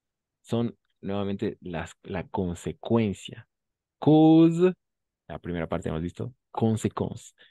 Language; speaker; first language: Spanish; native; Spanish